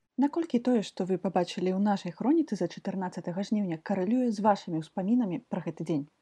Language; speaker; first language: Belarusian; native; Belarusian